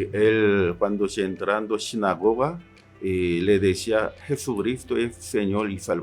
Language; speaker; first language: Spanish; non-native, learner; Korean